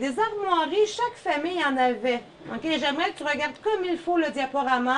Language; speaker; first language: French; native; French